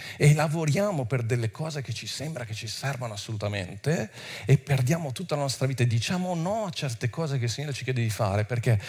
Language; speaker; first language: Italian; non-native, fluent; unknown